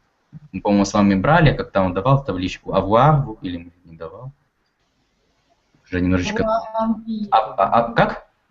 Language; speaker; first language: Russian; native; Russian